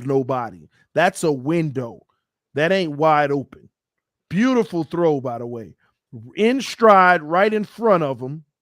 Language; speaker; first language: English; native; English